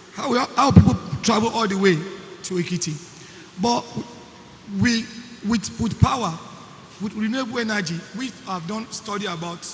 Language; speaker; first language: English; non-native, local second language; Yoruba